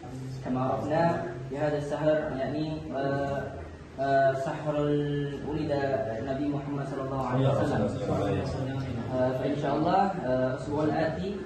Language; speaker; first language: Arabic; non-native, learner; Indonesian